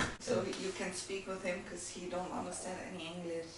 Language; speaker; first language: English; non-native, learner; German